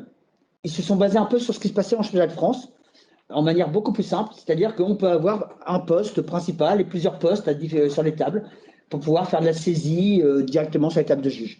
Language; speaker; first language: French; native; French